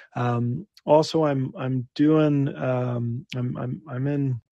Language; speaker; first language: English; native; English